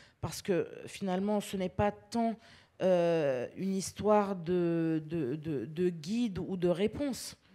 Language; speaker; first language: French; early bilingual, other home language; Arabic